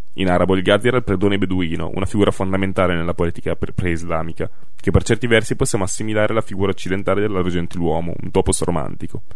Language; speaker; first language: Italian; native; Italian